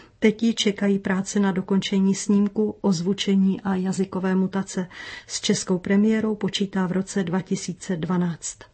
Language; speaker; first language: Czech; native; Czech